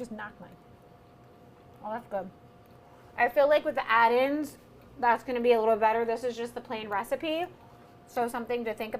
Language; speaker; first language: English; native; English